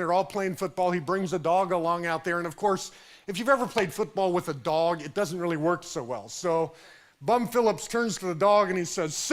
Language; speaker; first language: English; native; English